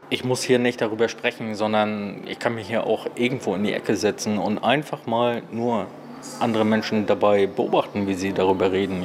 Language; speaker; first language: German; native; German